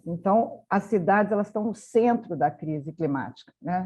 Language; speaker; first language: Portuguese; native; Portuguese